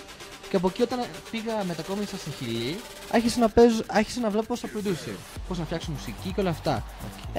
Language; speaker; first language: Greek; early bilingual, heritage; English